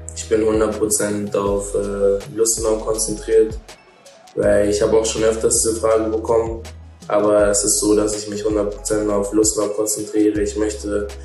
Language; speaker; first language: German; native; German